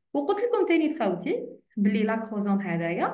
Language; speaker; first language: Arabic; native; Arabic